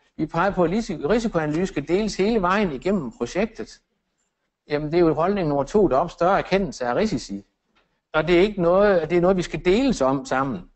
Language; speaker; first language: Danish; native; Danish